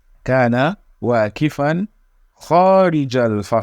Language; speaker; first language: Arabic; non-native, fluent; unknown